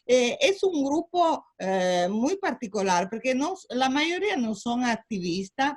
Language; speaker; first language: Spanish; non-native, fluent; Italian